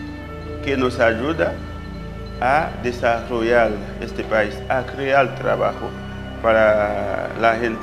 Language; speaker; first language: Spanish; non-native, fluent; Haitian Creole